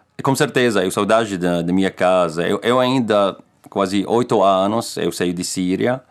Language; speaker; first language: Portuguese; non-native, learner; Arabic